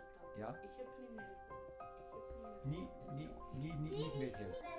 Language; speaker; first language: Dutch; non-native, local second language; French